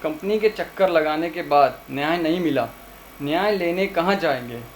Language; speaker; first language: Hindi; non-native, local second language; Gujarati